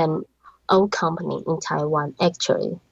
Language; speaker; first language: English; non-native, learner; Chinese